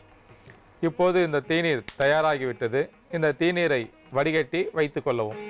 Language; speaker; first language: Tamil; native; Tamil